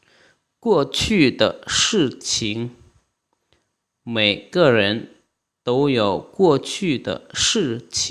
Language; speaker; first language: Chinese; non-native, fluent; Lao